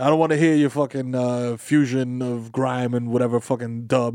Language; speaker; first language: English; early bilingual, other home language; Spanish